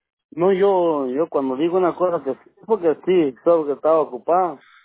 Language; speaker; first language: Spanish; native; Spanish